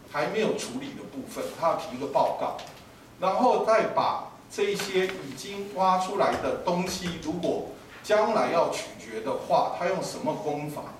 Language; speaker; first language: Chinese; native; Chinese